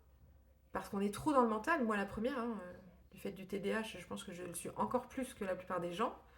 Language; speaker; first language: French; native; French